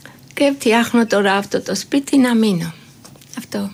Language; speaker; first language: Greek; non-native, fluent; Georgian